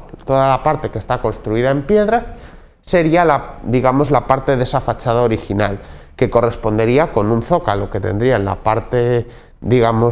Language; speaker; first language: Spanish; native; Spanish